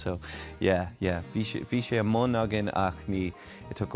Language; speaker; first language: Irish; non-native, local second language; English